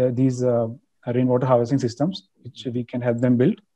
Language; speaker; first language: English; non-native, local second language; Hindi